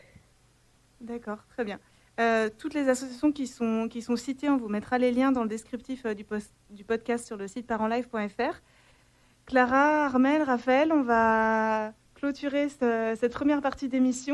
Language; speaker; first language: French; native; French